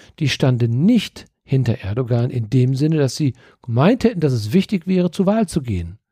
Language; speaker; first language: German; native; German